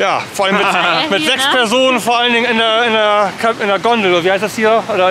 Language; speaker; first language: German; native; German